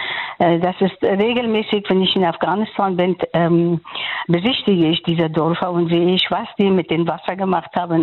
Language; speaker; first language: German; non-native, fluent; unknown